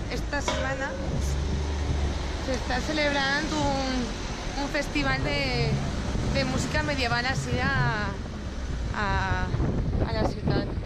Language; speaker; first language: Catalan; non-native, local second language; Spanish